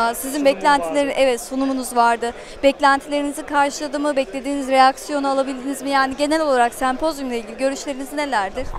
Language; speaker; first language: Turkish; native; Turkish